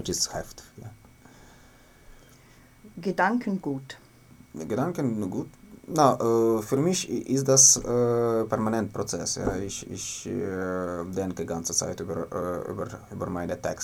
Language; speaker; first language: German; non-native, learner; Ukrainian